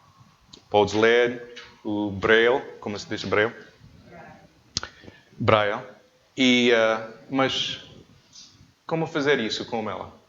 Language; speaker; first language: Portuguese; non-native, learner; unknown